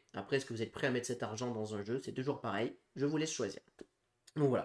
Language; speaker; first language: French; native; French